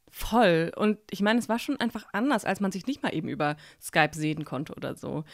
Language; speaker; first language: German; native; German